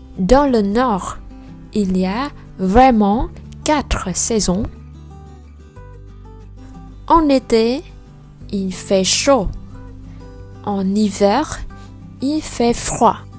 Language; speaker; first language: French; non-native, learner; Vietnamese